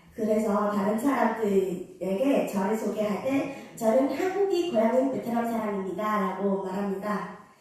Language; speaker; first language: Korean; non-native, fluent; Vietnamese